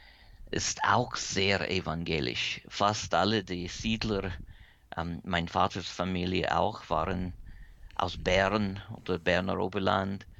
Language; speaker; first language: German; early bilingual, heritage; English